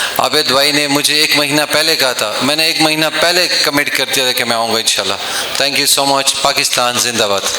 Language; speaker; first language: Urdu; non-native, local second language; Pashto